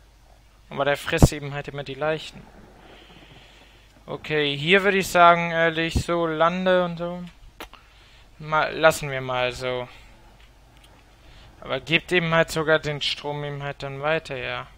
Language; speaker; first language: German; native; German